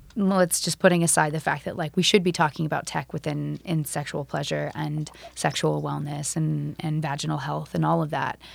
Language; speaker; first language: English; native; English